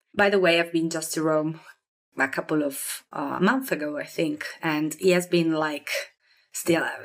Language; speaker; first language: English; non-native, fluent; Italian